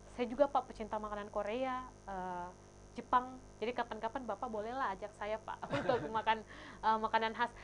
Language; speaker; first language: Indonesian; native; Indonesian